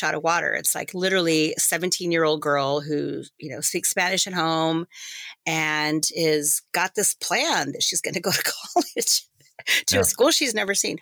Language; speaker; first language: English; native; English